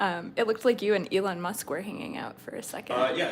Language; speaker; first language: English; native; English